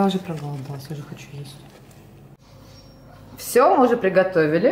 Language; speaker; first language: Russian; native; Russian